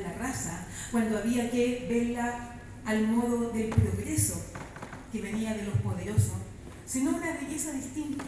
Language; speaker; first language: Spanish; native; Spanish